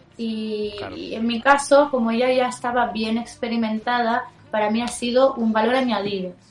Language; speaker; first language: Spanish; non-native, fluent; Italian